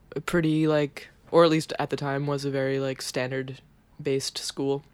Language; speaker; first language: English; native; English